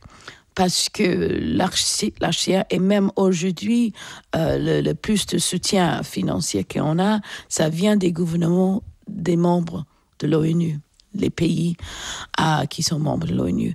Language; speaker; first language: French; non-native, fluent; English